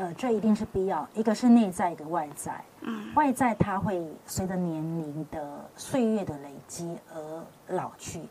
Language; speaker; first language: Chinese; native; Chinese